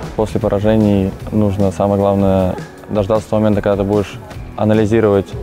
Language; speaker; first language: Russian; native; Russian